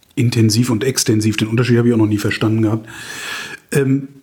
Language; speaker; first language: German; native; German